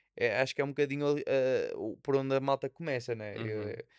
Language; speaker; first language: Portuguese; native; Portuguese